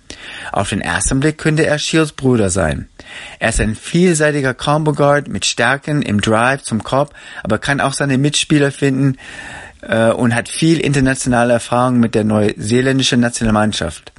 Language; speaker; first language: German; native; German